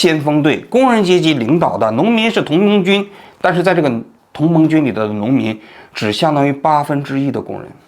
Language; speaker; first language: Chinese; native; Chinese